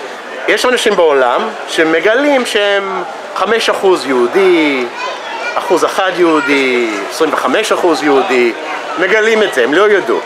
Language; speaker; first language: Hebrew; non-native, fluent; English